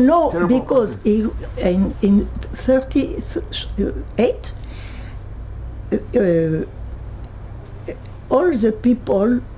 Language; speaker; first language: English; non-native, learner; French